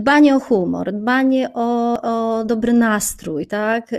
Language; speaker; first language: Polish; native; Polish